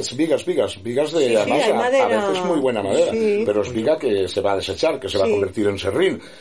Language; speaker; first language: Spanish; native; Spanish